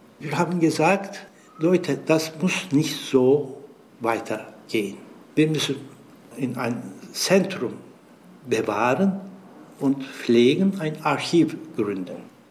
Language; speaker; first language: German; non-native, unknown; Turkish